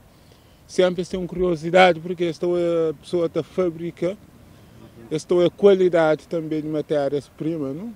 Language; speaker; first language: Portuguese; non-native, local second language; Kabuverdianu